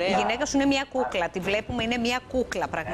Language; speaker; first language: Greek; native; Greek